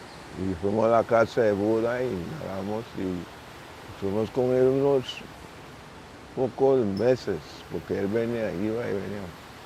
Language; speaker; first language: Spanish; non-native, local second language; English